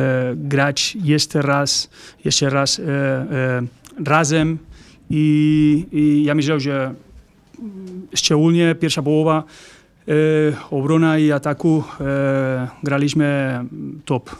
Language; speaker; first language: Polish; non-native, learner; Spanish